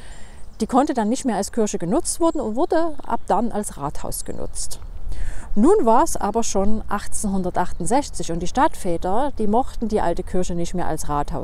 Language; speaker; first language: German; native; German